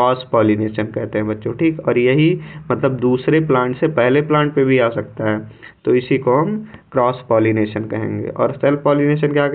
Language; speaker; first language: Hindi; native; Hindi